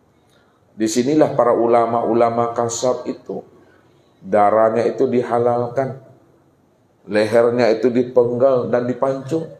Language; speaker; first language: Indonesian; native; Indonesian